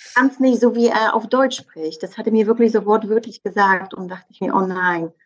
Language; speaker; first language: German; non-native, fluent; Polish